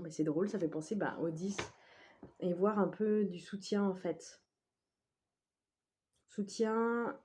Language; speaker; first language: French; native; French